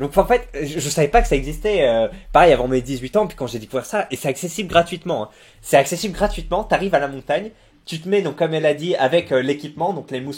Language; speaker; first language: French; native; French